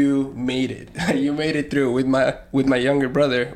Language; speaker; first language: English; non-native, fluent; Spanish